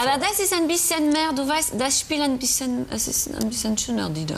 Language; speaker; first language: German; non-native, learner; French